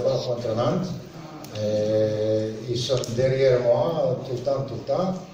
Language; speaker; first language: French; non-native, learner; Serbian